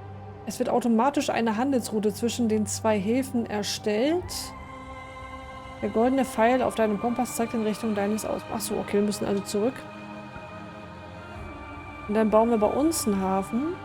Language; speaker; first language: German; native; German